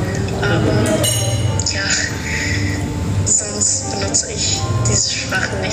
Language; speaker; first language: German; non-native, fluent; Indonesian